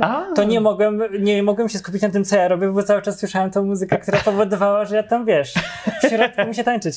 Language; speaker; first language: Polish; native; Polish